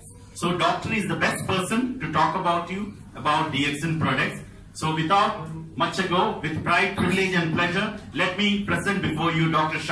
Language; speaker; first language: Hindi; non-native, fluent; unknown